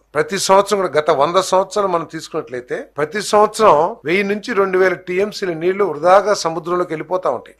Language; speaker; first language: Telugu; native; Telugu